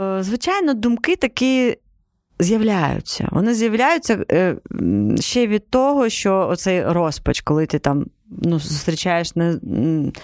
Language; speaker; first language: Ukrainian; non-native, local second language; Crimean Tatar